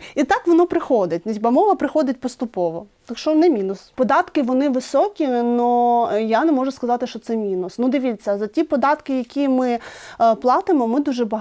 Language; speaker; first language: Ukrainian; native; Ukrainian